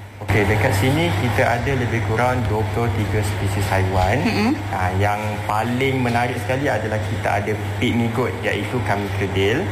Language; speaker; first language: Malay; native; Malay